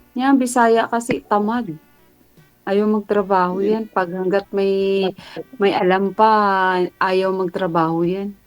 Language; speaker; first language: Filipino; non-native, local second language; Cebuano